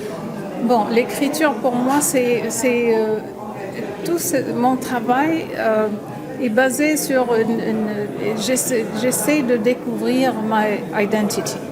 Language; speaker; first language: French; non-native, local second language; Arabic